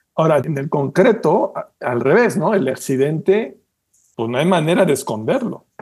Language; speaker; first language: Spanish; non-native, fluent; French